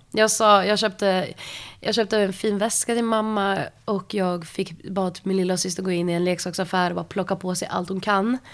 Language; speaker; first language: Swedish; early bilingual, other home language; Russian